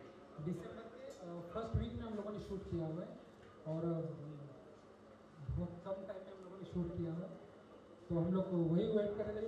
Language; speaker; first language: Hindi; native; Hindi